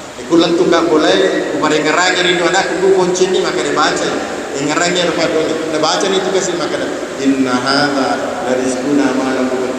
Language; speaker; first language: Malay; non-native, local second language; Buginese